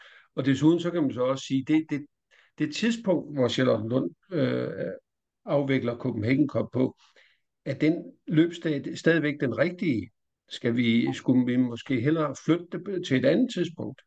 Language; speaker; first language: Danish; native; Danish